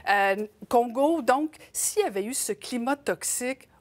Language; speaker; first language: French; native; French